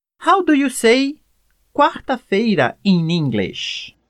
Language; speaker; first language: English; non-native, fluent; Portuguese